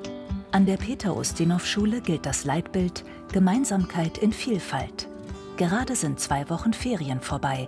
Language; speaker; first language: German; native; German